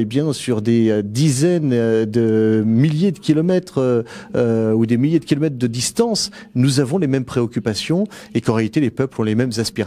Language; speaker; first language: French; native; French